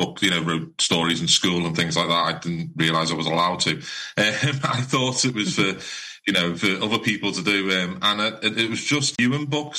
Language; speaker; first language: English; native; English